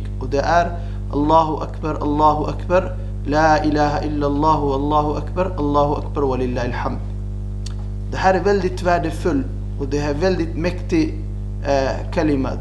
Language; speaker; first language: Swedish; non-native, fluent; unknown